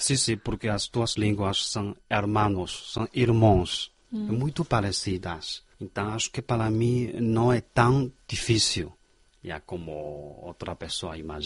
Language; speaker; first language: Portuguese; non-native, fluent; Chinese